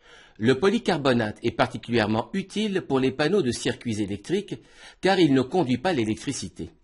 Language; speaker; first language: French; native; French